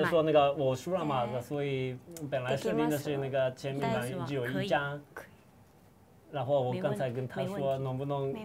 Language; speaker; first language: Chinese; non-native, fluent; Japanese